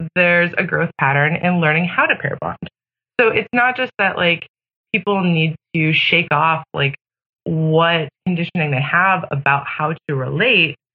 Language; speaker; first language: English; native; English